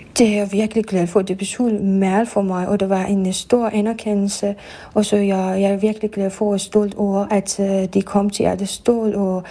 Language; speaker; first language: Danish; non-native, fluent; Persian